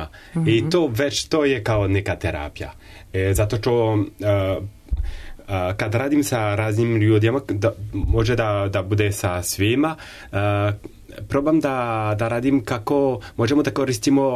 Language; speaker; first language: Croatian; non-native, learner; French